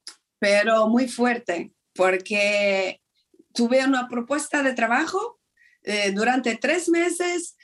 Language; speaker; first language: Spanish; non-native, fluent; Portuguese